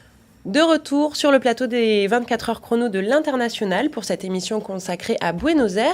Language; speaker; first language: French; native; French